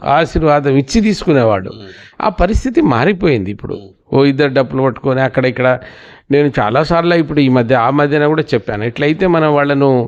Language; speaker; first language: Telugu; non-native, local second language; Lambadi